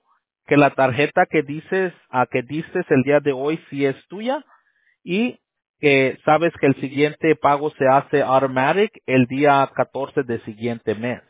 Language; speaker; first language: Spanish; native; Spanish